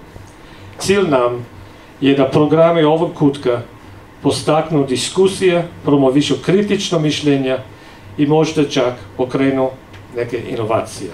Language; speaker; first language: Serbian; non-native, fluent; English